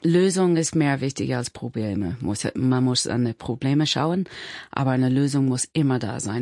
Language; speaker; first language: German; non-native, learner; English